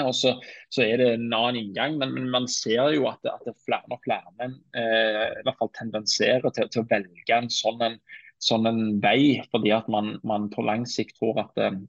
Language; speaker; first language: Norwegian; native; Norwegian